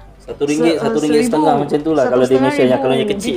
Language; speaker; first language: Malay; native; Malay